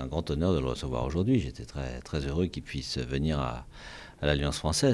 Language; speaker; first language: French; native; French